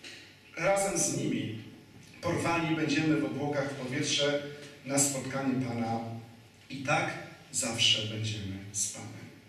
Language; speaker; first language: Polish; native; Polish